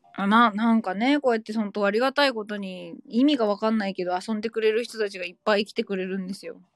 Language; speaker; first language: Japanese; native; Japanese